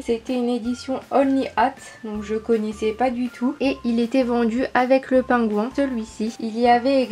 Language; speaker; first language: French; native; French